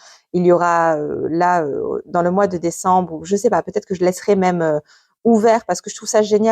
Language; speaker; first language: French; native; French